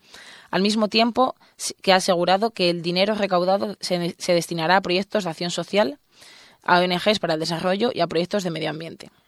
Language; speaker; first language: Spanish; native; Spanish